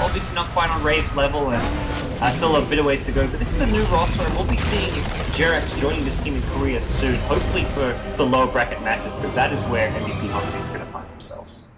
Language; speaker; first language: English; native; English